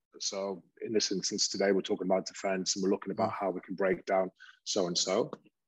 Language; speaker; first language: English; native; English